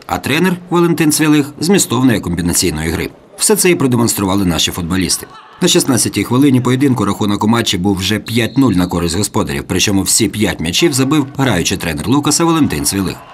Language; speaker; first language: Ukrainian; native; Ukrainian